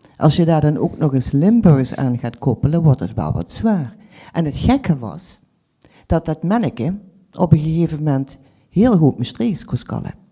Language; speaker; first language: Dutch; native; Dutch